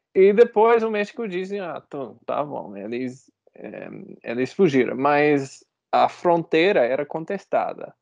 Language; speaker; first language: Portuguese; non-native, fluent; English